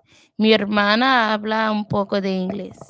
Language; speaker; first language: Spanish; non-native, learner; English